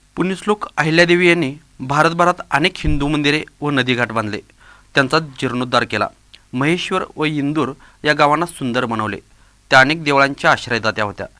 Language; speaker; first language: Marathi; native; Marathi